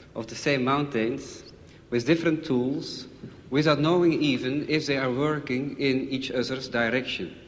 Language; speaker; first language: English; non-native, fluent; Dutch